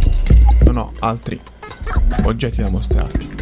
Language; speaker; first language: Italian; native; Italian